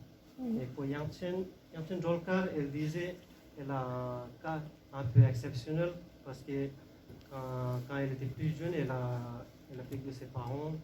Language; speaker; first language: French; non-native, learner; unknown